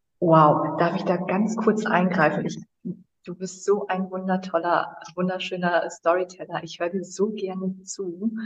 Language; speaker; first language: German; early bilingual, other home language; Vietnamese